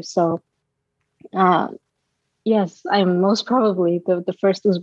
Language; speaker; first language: English; non-native, fluent; Danish